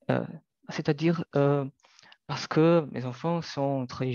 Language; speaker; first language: French; non-native, learner; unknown